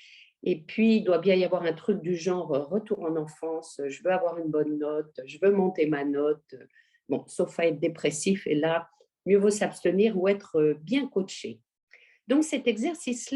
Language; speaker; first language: French; native; French